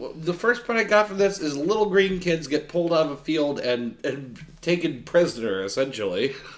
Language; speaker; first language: English; native; English